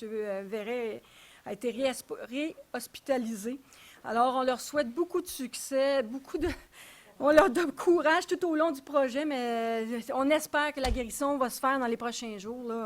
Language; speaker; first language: French; native; French